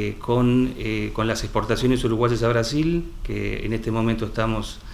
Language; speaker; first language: Spanish; native; Spanish